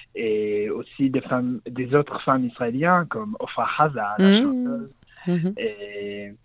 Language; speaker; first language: French; non-native, learner; Hebrew